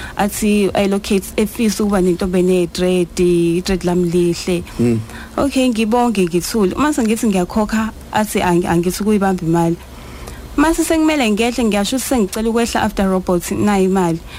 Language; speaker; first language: Zulu; native; Zulu